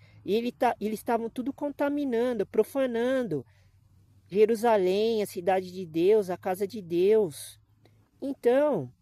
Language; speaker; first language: Portuguese; native; Portuguese